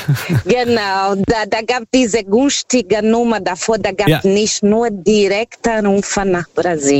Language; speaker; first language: German; non-native, fluent; Portuguese